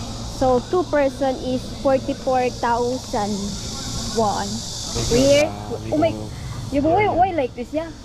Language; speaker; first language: English; non-native, local second language; Filipino